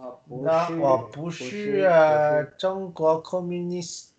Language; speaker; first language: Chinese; non-native, learner; French